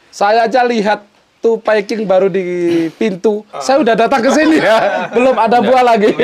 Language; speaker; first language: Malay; non-native, local second language; Javanese